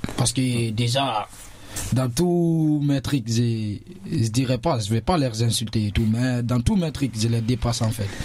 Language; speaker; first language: French; non-native, local second language; Susu